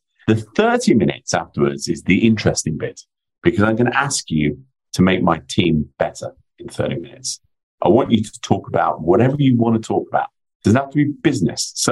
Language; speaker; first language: English; native; English